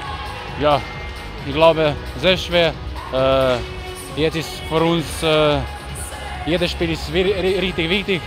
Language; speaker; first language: German; non-native, learner; Croatian